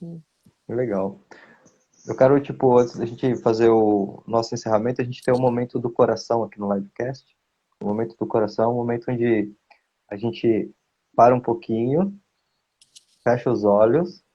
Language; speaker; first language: Portuguese; native; Portuguese